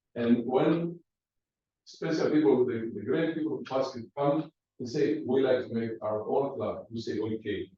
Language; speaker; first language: English; non-native, learner; Greek